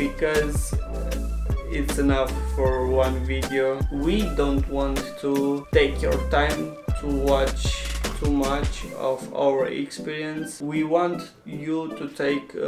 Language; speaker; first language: English; non-native, learner; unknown